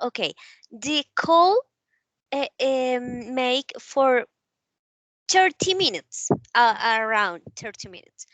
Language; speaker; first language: English; non-native, learner; Spanish